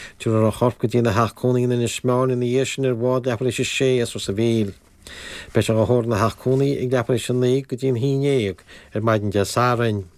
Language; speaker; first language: Irish; native; Irish